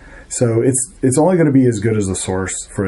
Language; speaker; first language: English; native; English